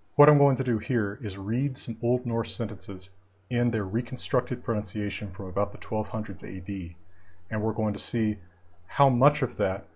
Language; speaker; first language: English; native; English